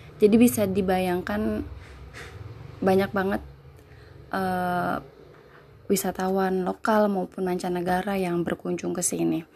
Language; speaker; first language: Indonesian; non-native, local second language; Sundanese